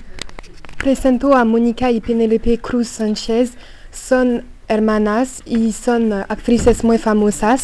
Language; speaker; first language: Spanish; non-native, learner; French